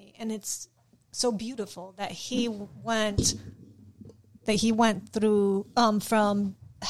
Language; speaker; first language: English; non-native, fluent; Polish